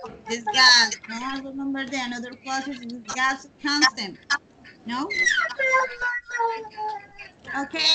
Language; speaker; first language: English; non-native, learner; Spanish